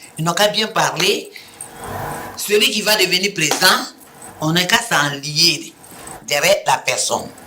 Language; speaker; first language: French; non-native, local second language; Mandingo